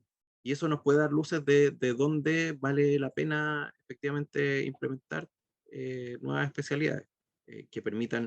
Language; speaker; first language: Spanish; native; Spanish